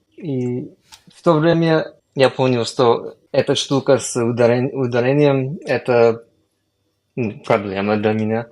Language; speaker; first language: Russian; non-native, fluent; English